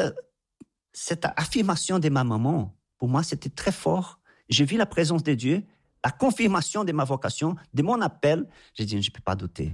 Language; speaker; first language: French; non-native, fluent; Portuguese